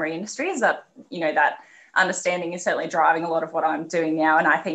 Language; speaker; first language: English; native; English